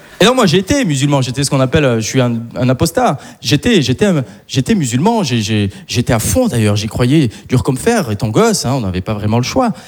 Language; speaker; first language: French; early bilingual, other home language; Arabic